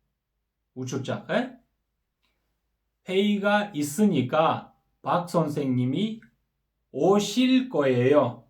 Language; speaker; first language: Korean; non-native, fluent; Kyrgyz